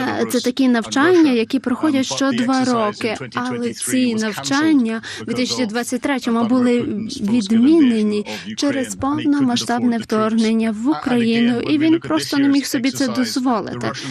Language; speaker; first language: Ukrainian; non-native, fluent; English